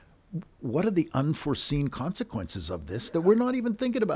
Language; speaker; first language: English; native; English